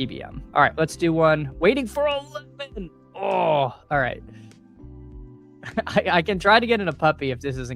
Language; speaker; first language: English; native; English